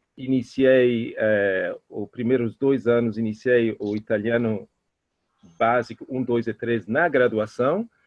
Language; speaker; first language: Portuguese; non-native, fluent; Italian